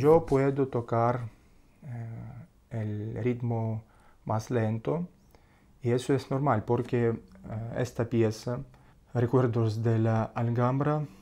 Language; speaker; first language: Spanish; non-native, learner; Russian